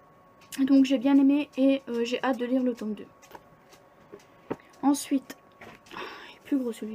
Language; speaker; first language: French; native; French